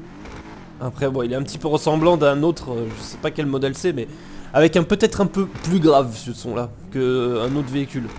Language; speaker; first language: French; native; French